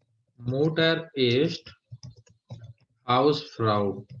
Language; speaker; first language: German; non-native, fluent; Hindi